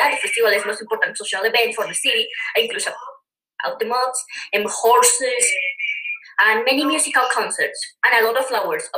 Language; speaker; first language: English; non-native, learner; Spanish